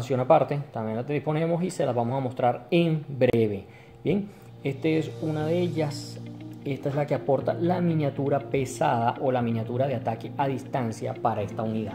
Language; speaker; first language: Spanish; native; Spanish